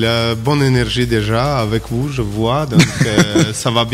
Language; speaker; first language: French; non-native, fluent; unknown